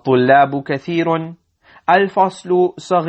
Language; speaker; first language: Arabic; non-native, fluent; English